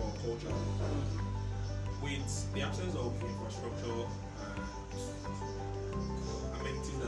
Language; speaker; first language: English; non-native, local second language; Yoruba